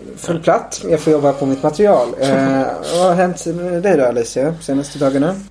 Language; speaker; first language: Swedish; native; Swedish